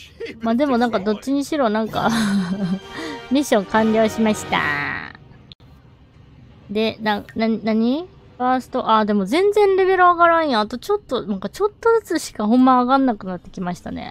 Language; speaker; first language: Japanese; native; Japanese